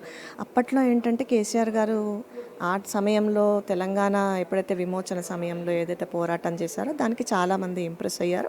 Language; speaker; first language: Telugu; native; Telugu